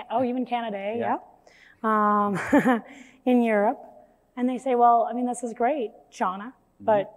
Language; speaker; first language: English; native; English